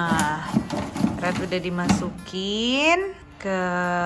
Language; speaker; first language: Indonesian; native; Indonesian